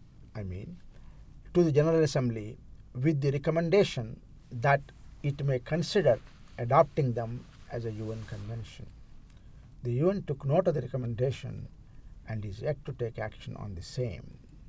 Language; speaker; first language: English; non-native, local second language; Telugu